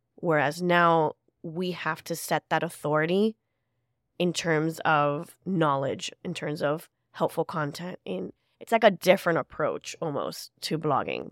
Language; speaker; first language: English; early bilingual, other home language; Spanish